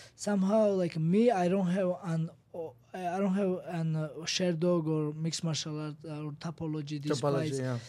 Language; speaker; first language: English; non-native, learner; Georgian